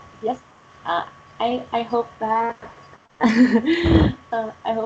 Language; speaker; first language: English; non-native, learner; Vietnamese